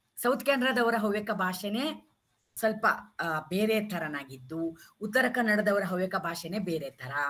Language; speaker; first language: Kannada; native; Kannada